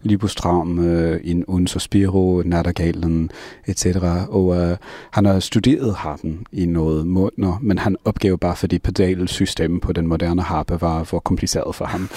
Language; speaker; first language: Danish; non-native, fluent; English